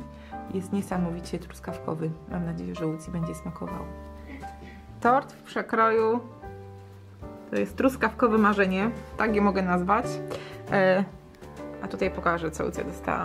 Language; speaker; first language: Polish; native; Polish